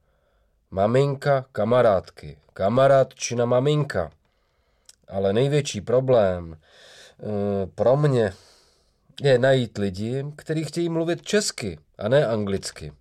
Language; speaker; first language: Czech; non-native, learner; English